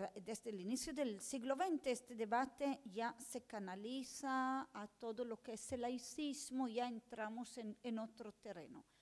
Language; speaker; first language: Spanish; non-native, fluent; Hebrew